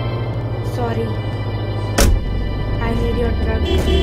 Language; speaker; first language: English; non-native, local second language; Telugu